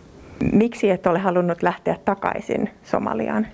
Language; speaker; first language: Finnish; native; Finnish